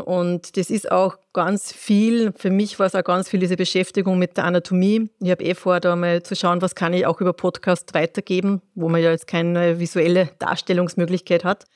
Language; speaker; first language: German; native; German